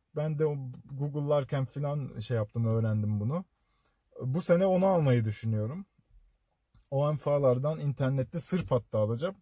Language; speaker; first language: Turkish; native; Turkish